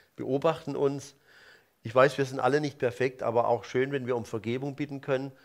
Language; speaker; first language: German; native; German